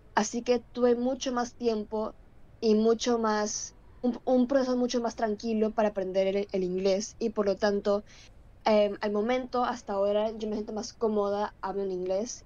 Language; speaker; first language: Spanish; native; Spanish